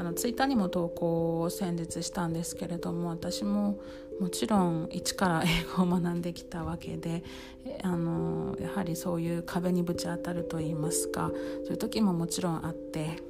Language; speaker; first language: Japanese; native; Japanese